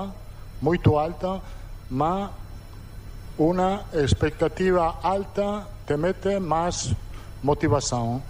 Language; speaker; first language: Portuguese; non-native, fluent; Italian